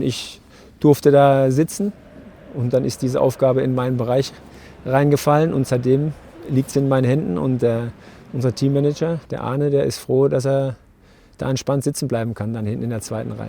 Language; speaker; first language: German; native; German